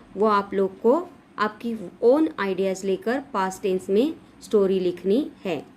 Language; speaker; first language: Hindi; non-native, local second language; Marathi